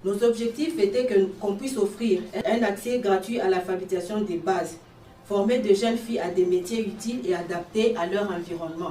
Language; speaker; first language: French; native; French